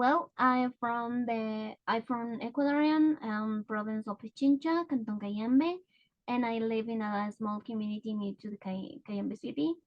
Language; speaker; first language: English; non-native, learner; Spanish